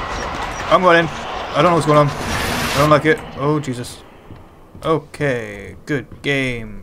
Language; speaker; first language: English; native; English